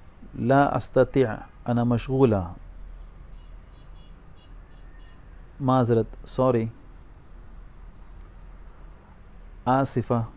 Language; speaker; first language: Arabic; non-native, fluent; Urdu